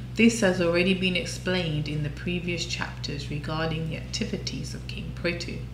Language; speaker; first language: English; native; English